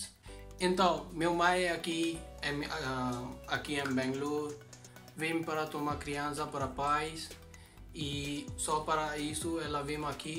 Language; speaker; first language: Portuguese; non-native, learner; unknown